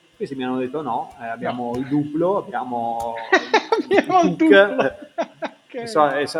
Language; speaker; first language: Italian; native; Italian